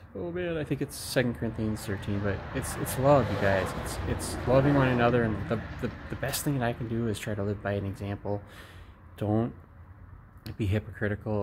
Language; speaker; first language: English; native; English